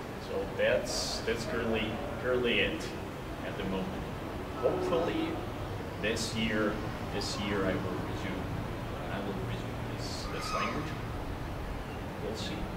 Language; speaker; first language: English; non-native, fluent; Ukrainian